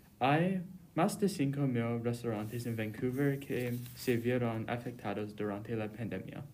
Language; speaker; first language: Spanish; non-native, learner; English